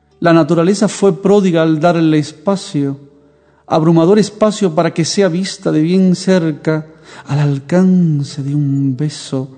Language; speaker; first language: Spanish; native; Spanish